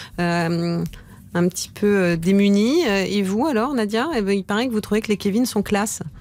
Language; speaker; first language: French; native; French